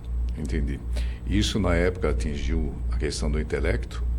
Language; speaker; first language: Portuguese; native; Portuguese